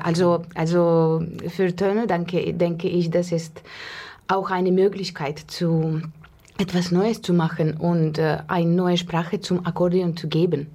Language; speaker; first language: German; non-native, learner; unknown